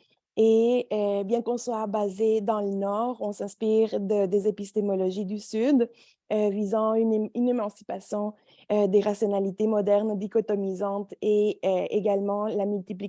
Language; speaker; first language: French; native; French